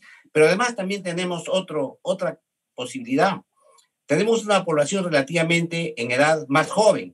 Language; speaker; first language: Spanish; native; Spanish